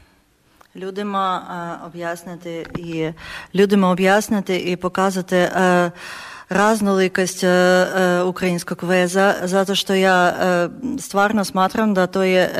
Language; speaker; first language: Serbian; non-native, fluent; Ukrainian